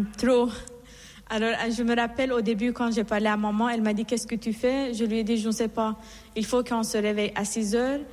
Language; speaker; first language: French; non-native, fluent; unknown